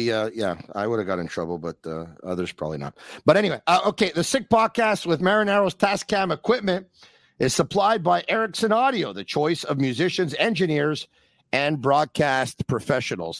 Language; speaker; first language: English; native; English